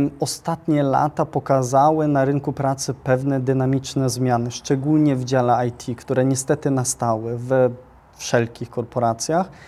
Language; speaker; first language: Polish; early bilingual, heritage; Polish